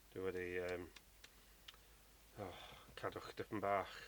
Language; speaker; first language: Welsh; non-native, learner; English